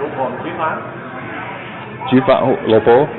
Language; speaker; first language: Cantonese; non-native, learner; English